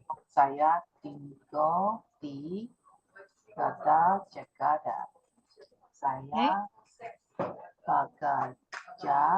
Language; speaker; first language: Indonesian; non-native, learner; Chinese